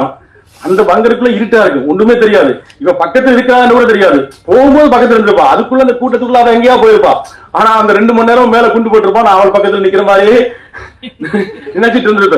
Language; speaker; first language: Tamil; native; Tamil